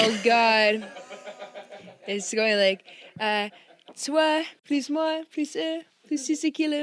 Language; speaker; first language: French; non-native, learner; English